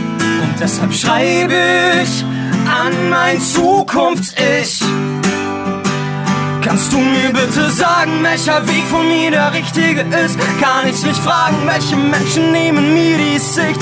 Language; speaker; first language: German; native; German